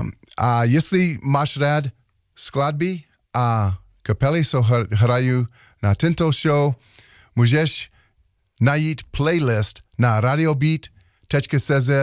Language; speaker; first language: Czech; non-native, learner; English